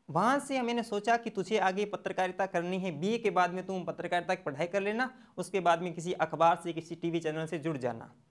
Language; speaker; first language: Hindi; native; Hindi